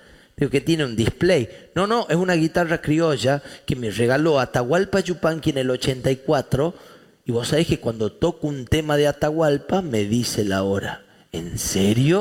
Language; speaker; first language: Spanish; native; Spanish